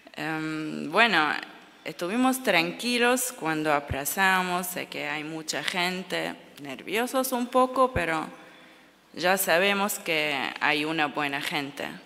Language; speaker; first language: Spanish; non-native, learner; Arabic